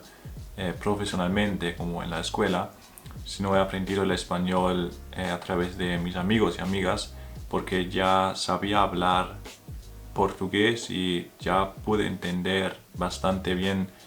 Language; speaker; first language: Spanish; non-native, fluent; German